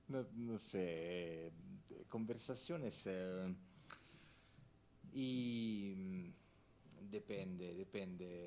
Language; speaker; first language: Spanish; non-native, fluent; Italian